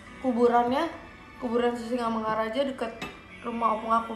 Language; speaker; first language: Indonesian; native; Indonesian